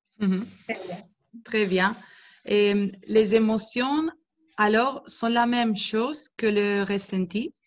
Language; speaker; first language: French; non-native, fluent; Spanish